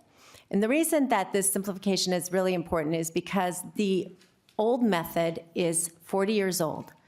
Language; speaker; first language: English; native; English